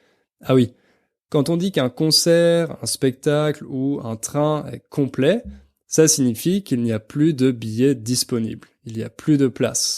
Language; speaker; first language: French; native; French